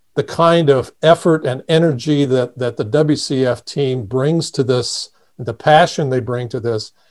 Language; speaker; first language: English; native; English